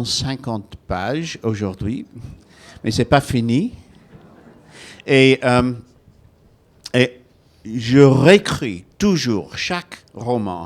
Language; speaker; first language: French; non-native, fluent; Welsh